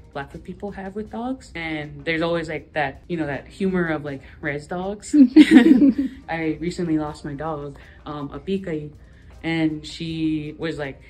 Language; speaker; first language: English; native; English